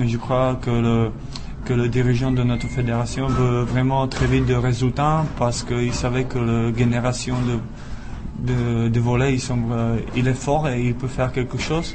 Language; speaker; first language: French; non-native, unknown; Czech